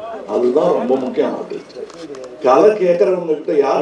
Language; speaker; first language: Tamil; native; Tamil